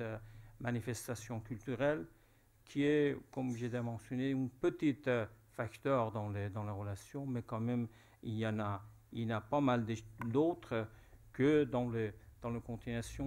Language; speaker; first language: French; non-native, fluent; Persian